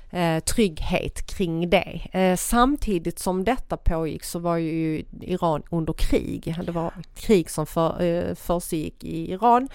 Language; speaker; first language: Swedish; early bilingual, other home language; Persian